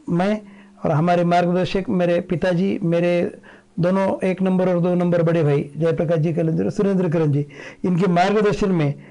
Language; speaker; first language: Hindi; non-native, local second language; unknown